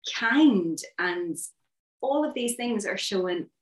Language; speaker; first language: English; native; English